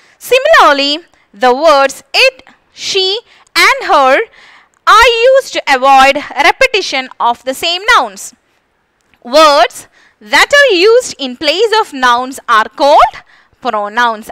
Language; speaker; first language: English; non-native, local second language; Malayalam